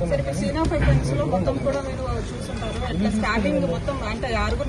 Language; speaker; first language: Telugu; native; Telugu